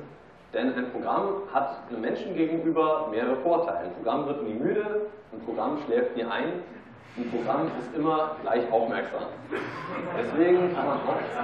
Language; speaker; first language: German; native; German